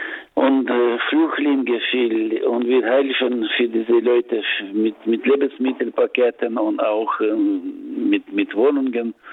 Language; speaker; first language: German; non-native, learner; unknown